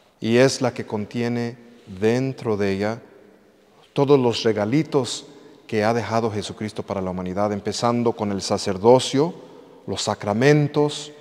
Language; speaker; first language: Spanish; early bilingual, heritage; English